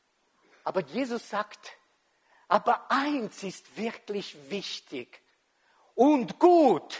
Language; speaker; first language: German; non-native, fluent; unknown